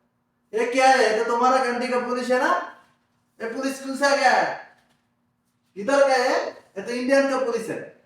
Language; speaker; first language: Hindi; non-native, learner; Bangla